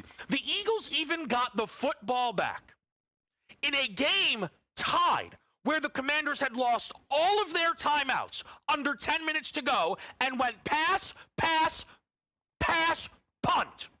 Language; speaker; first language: English; native; English